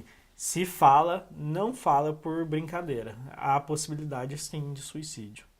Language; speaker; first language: Portuguese; native; Portuguese